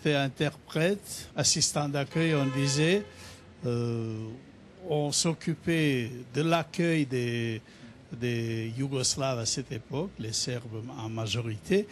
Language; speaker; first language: French; non-native, fluent; Serbian